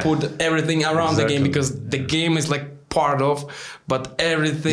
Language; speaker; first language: English; non-native, learner; Polish